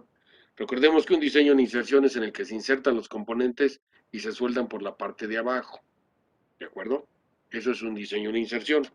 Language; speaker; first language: Spanish; native; Spanish